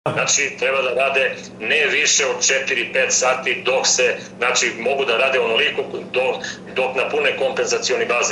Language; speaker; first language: Serbian; native; Serbian